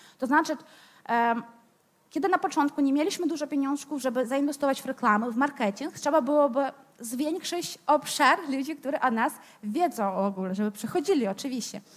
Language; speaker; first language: Polish; non-native, fluent; Ukrainian